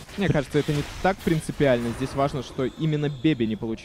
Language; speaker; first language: Russian; native; Russian